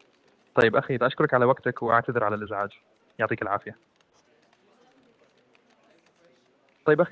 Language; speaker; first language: Arabic; native; Arabic